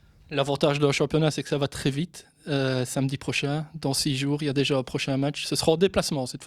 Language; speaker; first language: French; native; French